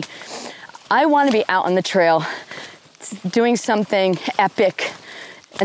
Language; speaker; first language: English; native; English